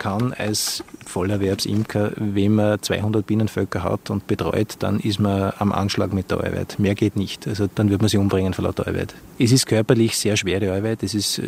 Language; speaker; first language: German; native; German